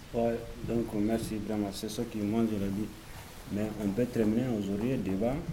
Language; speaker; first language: French; non-native, learner; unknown